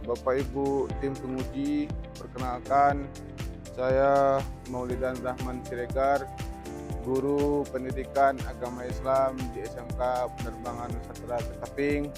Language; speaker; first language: Indonesian; native; Indonesian